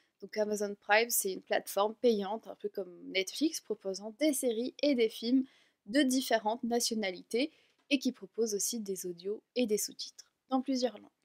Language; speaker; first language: French; native; French